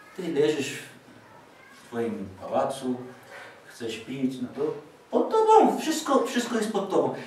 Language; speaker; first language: Polish; non-native, fluent; Arabic